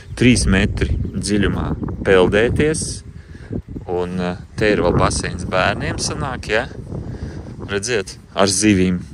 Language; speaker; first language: Latvian; non-native, local second language; Russian